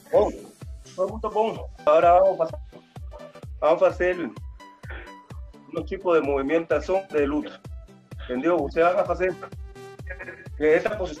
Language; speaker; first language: Portuguese; non-native, learner; Spanish